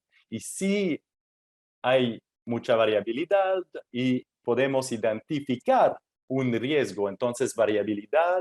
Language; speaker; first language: Spanish; non-native, fluent; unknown